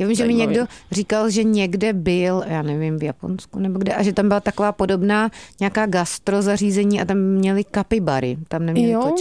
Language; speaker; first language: Czech; native; Czech